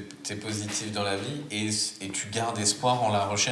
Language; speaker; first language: French; native; French